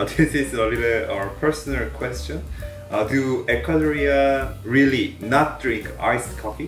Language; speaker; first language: English; non-native, learner; Korean